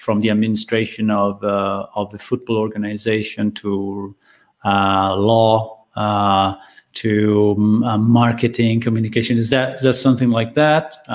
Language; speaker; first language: English; non-native, fluent; Italian